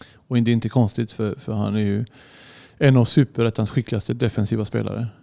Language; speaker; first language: Swedish; early bilingual, other home language; Arabic